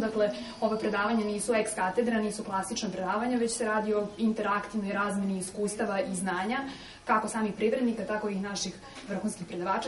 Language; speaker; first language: Serbian; native; Serbian